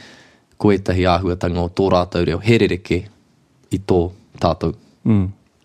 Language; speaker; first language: Māori; non-native, local second language; English